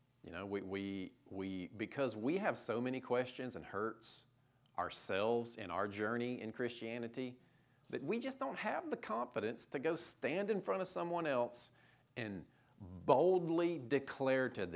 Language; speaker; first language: English; native; English